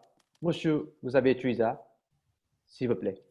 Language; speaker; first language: French; non-native, learner; Japanese